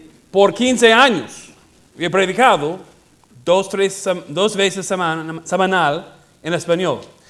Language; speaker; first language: Spanish; non-native, fluent; English